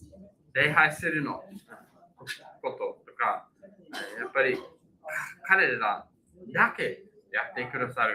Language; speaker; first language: Japanese; non-native, fluent; English